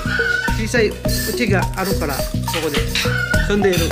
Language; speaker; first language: Japanese; non-native, learner; Filipino